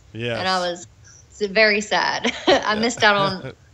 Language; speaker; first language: English; native; English